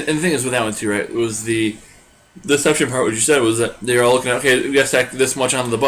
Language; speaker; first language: English; native; English